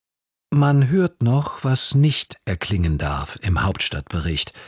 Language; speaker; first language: German; native; German